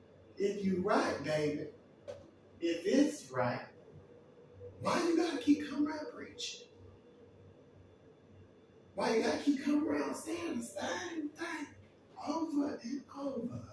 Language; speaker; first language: English; native; English